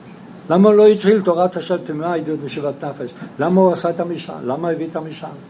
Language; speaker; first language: Hebrew; non-native, fluent; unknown